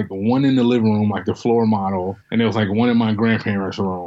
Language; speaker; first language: English; native; English